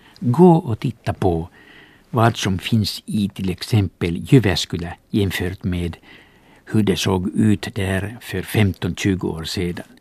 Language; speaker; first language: Swedish; non-native, local second language; Finnish